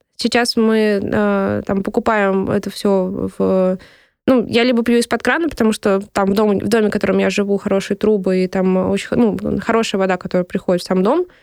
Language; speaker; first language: Russian; native; Russian